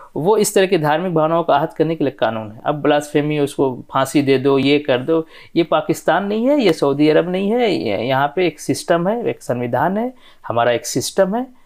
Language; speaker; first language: Hindi; non-native, local second language; Bhojpuri